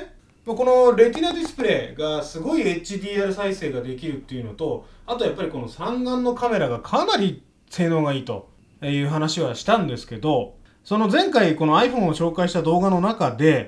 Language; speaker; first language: Japanese; native; Japanese